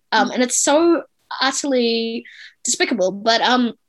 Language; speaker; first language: English; native; English